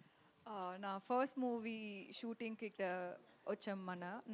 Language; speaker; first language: Telugu; non-native, learner; Tamil